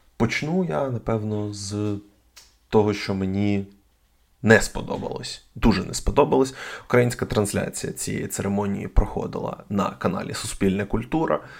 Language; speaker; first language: Ukrainian; non-native, local second language; Russian